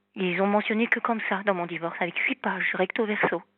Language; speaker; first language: French; native; French